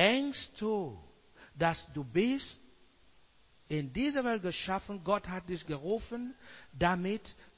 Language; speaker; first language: German; non-native, learner; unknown